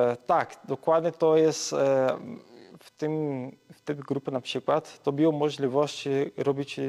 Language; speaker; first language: Polish; early bilingual, heritage; Portuguese